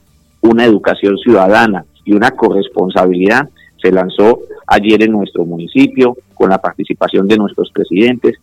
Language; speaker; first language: Spanish; native; Spanish